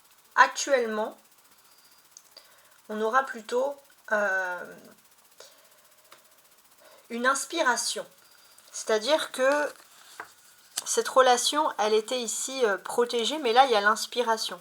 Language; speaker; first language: French; native; French